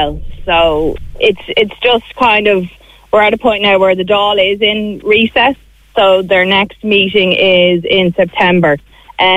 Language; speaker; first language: English; native; English